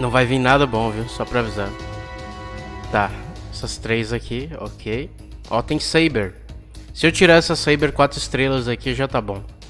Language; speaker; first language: Portuguese; native; Portuguese